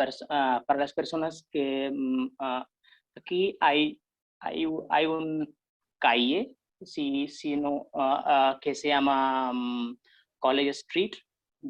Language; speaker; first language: Spanish; non-native, fluent; Hindi